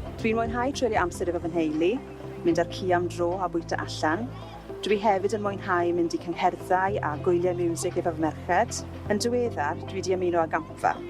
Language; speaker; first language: Welsh; non-native, local second language; English